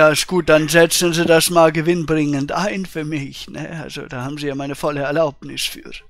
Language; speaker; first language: German; native; German